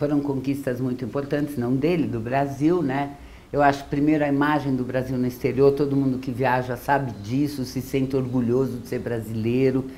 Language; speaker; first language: Portuguese; early bilingual, other home language; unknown